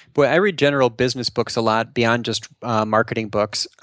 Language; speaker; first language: English; native; English